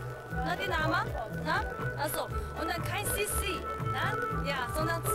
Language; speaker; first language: German; non-native, learner; Chinese